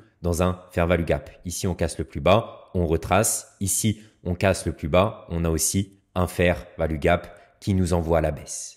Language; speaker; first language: French; native; French